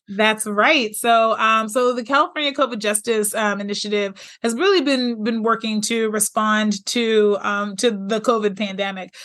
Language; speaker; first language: English; native; English